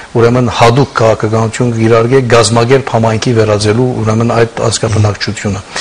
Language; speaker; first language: Armenian; early bilingual, heritage; Armenian